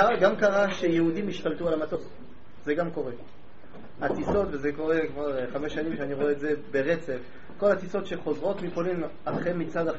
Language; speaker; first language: Hebrew; native; Hebrew